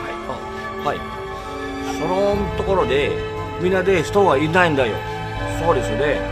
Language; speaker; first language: Japanese; non-native, learner; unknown